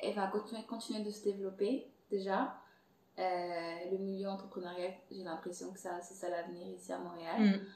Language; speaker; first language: French; non-native, fluent; Portuguese